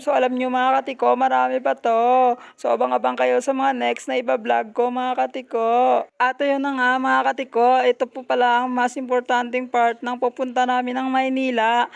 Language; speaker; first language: Filipino; non-native, local second language; Hiligaynon